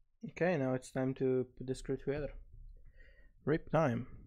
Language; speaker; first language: English; non-native, fluent; Italian